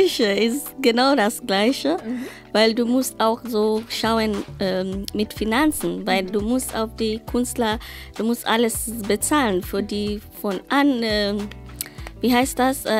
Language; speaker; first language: German; non-native, learner; Swahili